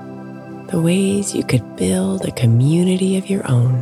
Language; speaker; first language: English; native; English